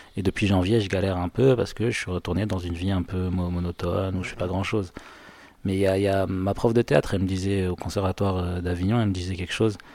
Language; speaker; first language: French; non-native, local second language; Arabic